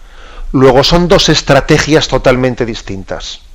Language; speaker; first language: Spanish; native; Spanish